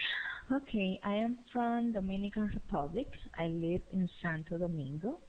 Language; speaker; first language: English; non-native, learner; Spanish